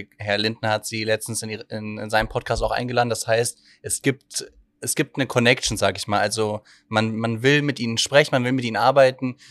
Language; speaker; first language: German; native; German